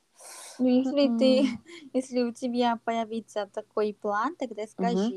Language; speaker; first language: Russian; non-native, learner; Korean